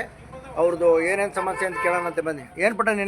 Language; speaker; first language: Kannada; native; Kannada